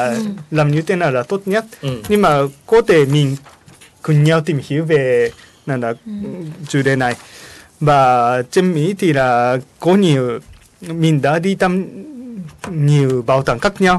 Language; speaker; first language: Vietnamese; non-native, fluent; Japanese